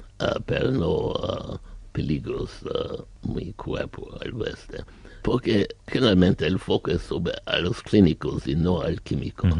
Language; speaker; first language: Spanish; non-native, learner; German